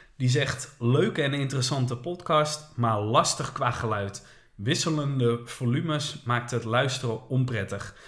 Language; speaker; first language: Dutch; native; Dutch